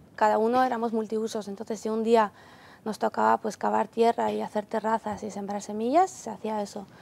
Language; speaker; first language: Spanish; non-native, fluent; Ukrainian